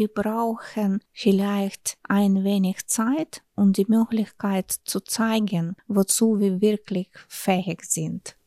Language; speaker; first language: German; non-native, fluent; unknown